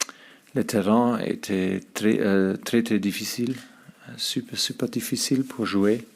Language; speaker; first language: French; non-native, fluent; German